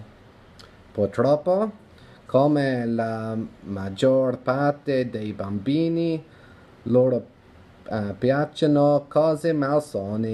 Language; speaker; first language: Italian; non-native, learner; English